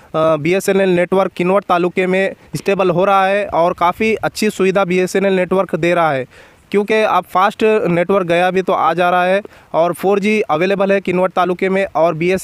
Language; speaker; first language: Hindi; non-native, local second language; Marathi